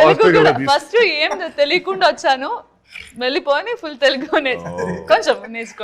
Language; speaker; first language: Telugu; non-native, learner; Malayalam